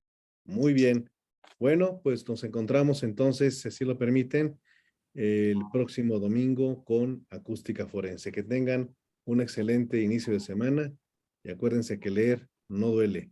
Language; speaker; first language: Spanish; native; Spanish